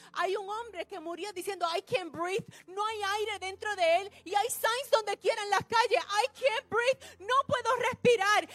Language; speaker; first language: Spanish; early bilingual, heritage; Spanish